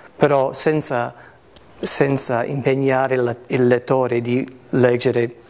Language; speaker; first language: Italian; non-native, fluent; English